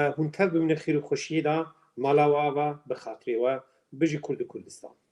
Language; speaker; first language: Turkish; non-native, local second language; Kurdish